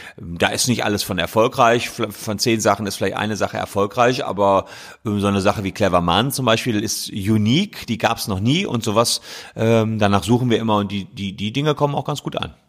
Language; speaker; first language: German; native; German